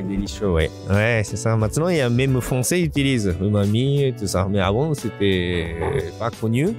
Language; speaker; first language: French; non-native, learner; Japanese